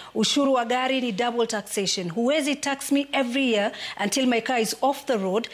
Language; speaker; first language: English; non-native, local second language; Swahili